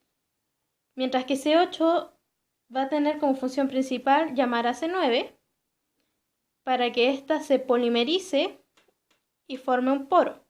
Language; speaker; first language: Spanish; native; Spanish